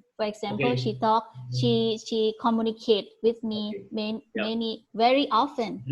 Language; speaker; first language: English; non-native, learner; Thai